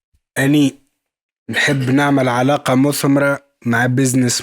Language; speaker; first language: Arabic; native; Arabic